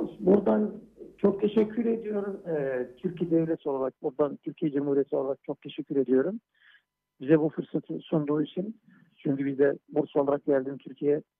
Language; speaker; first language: Turkish; non-native, fluent; Somali